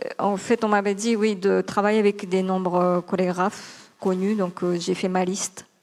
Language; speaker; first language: French; non-native, fluent; Japanese